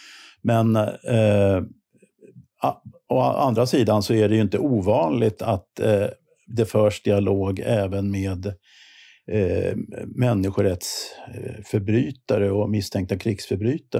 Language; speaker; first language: Swedish; native; Swedish